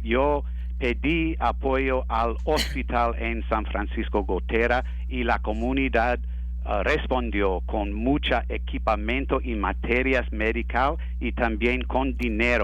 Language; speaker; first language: Spanish; non-native, learner; English